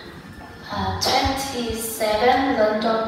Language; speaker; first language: English; non-native, learner; Vietnamese